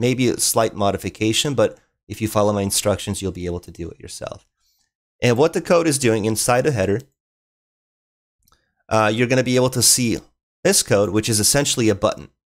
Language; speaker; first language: English; native; English